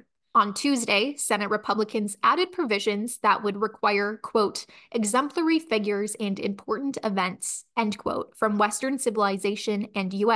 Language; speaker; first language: English; native; English